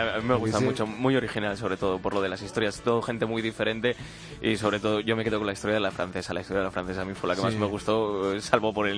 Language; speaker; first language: Spanish; native; Spanish